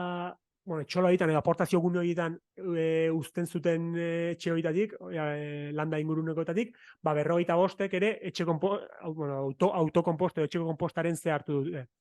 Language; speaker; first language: Basque; native; Basque